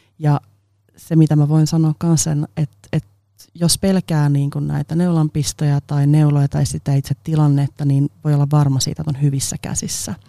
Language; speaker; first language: Finnish; non-native, local second language; Swedish